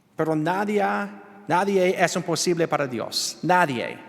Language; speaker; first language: Spanish; non-native, learner; English